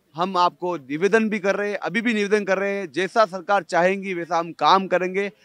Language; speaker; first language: Hindi; native; Hindi